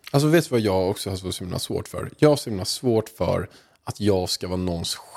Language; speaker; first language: Swedish; native; Swedish